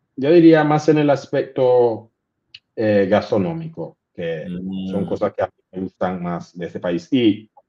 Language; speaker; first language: Spanish; non-native, local second language; English